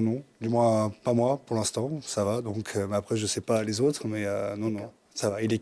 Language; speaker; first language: French; native; French